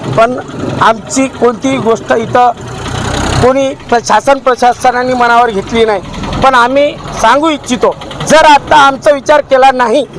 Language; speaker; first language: Marathi; non-native, local second language; Lambadi